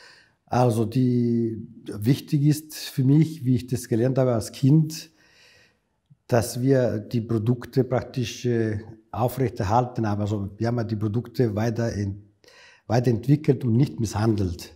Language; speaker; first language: German; non-native, fluent; Italian